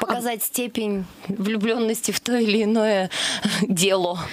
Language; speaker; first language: Russian; native; Russian